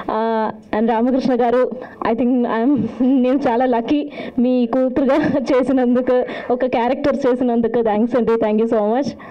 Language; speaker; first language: Telugu; non-native, learner; Malayalam